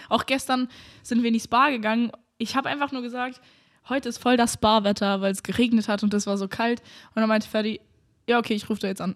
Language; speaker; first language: German; early bilingual, other home language; Romanian